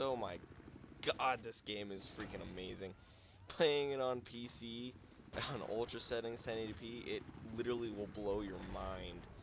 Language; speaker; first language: English; native; English